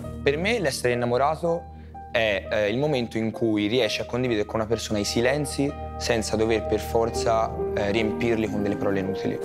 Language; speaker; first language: Italian; native; Italian